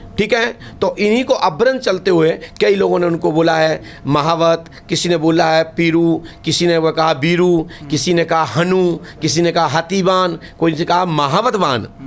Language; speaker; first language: Hindi; native; Hindi